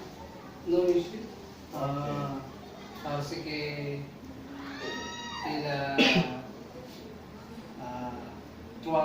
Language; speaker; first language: French; non-native, learner; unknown